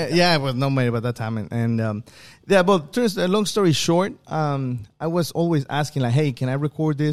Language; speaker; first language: English; non-native, fluent; Spanish